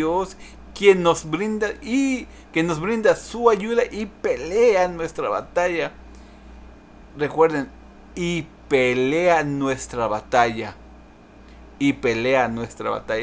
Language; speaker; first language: Spanish; early bilingual, heritage; Spanish